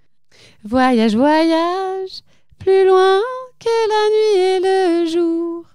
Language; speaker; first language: French; native; French